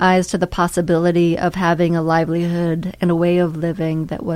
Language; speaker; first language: English; native; English